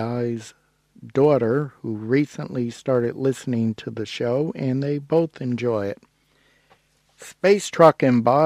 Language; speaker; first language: English; native; English